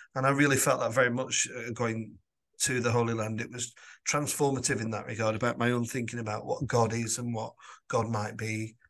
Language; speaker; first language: English; native; English